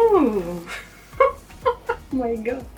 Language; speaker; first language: English; non-native, learner; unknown